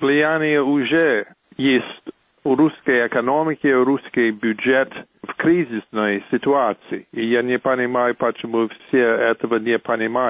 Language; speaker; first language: Russian; non-native, fluent; English